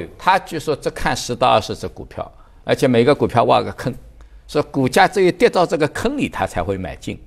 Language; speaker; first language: Chinese; native; Chinese